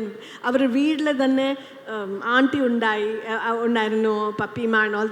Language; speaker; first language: Malayalam; non-native, fluent; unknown